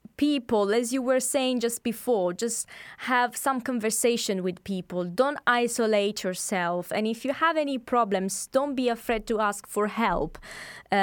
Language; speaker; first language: English; non-native, fluent; Italian